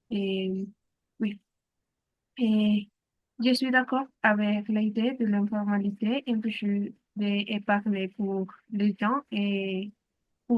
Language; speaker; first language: French; non-native, learner; Spanish